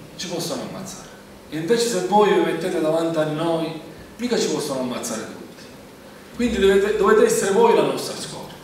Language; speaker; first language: Italian; native; Italian